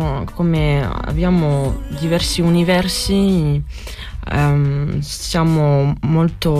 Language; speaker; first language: Italian; non-native, learner; French